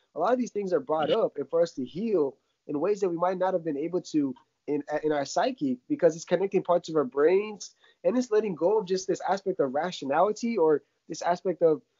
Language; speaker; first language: English; early bilingual, other home language; Russian